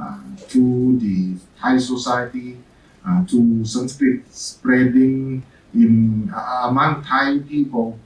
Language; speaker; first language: English; non-native, fluent; Thai